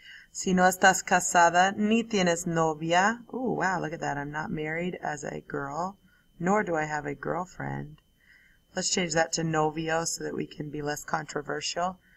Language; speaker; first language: English; native; English